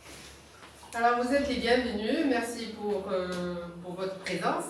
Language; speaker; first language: French; non-native, local second language; Arabic